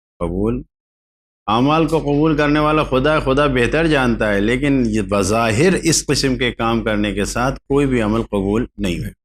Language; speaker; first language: Urdu; native; Urdu